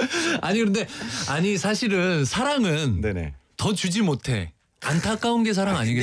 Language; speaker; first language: Korean; native; Korean